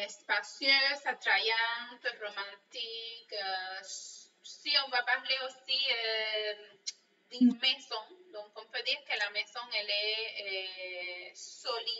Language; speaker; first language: French; non-native, fluent; Spanish